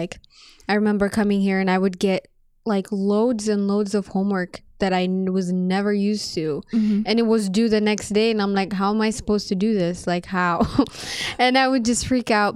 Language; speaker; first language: English; non-native, fluent; Amharic